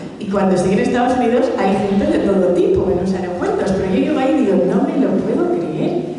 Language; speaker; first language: Spanish; early bilingual, other home language; Catalan